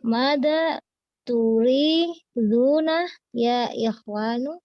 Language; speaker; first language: Arabic; non-native, learner; Indonesian